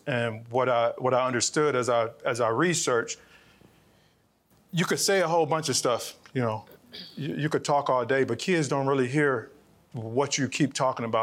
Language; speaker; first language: English; native; English